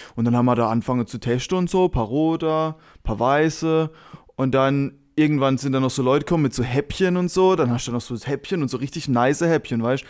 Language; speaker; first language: German; native; German